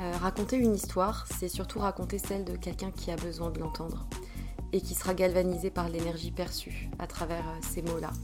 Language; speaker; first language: French; native; French